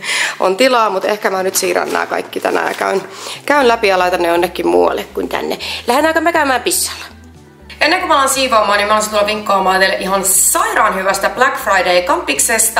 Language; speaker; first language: Finnish; native; Finnish